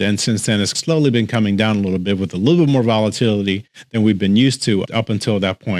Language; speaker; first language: English; native; English